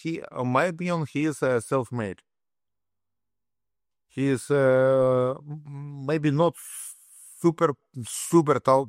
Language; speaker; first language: English; non-native, learner; Russian